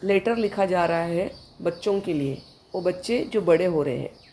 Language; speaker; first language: Hindi; non-native, local second language; Marathi